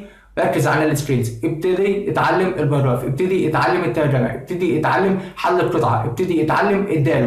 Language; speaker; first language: Arabic; native; Arabic